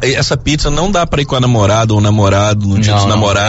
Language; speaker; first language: Portuguese; native; Portuguese